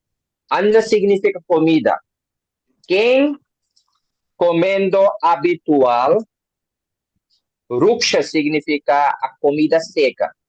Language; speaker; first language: Portuguese; non-native, learner; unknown